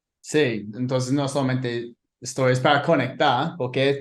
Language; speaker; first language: Spanish; non-native, fluent; English